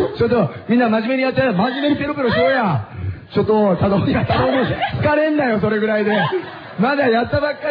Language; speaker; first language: Japanese; native; Japanese